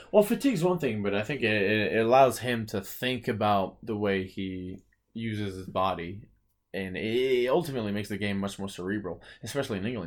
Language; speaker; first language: English; early bilingual, other home language; French